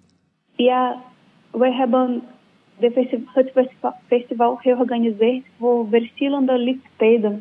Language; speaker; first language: Dutch; non-native, learner; Portuguese